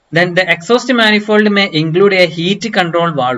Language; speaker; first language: English; non-native, local second language; Malayalam